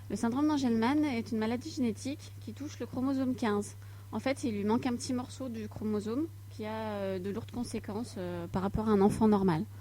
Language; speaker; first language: French; native; French